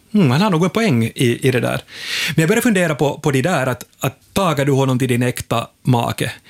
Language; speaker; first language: Swedish; native; Swedish